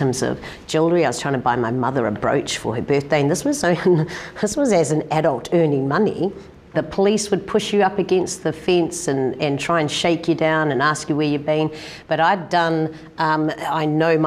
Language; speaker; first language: English; native; English